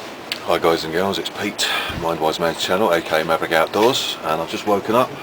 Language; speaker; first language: English; native; English